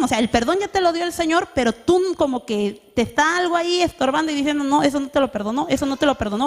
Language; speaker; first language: Spanish; native; Spanish